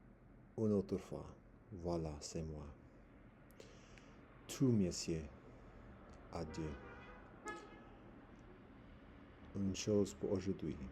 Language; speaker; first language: French; non-native, learner; English